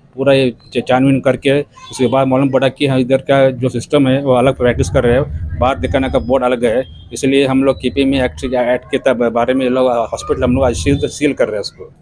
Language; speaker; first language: Hindi; non-native, local second language; Kannada